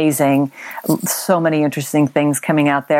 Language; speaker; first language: English; native; English